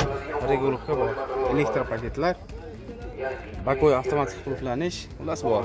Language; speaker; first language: Turkish; non-native, learner; Uzbek